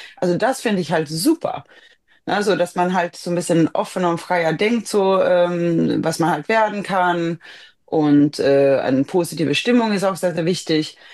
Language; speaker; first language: German; non-native, fluent; Swedish